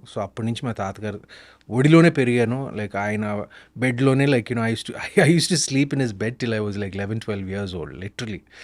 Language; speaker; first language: Telugu; native; Telugu